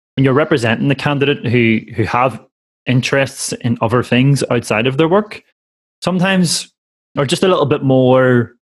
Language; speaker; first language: English; native; English